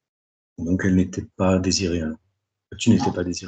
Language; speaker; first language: French; native; French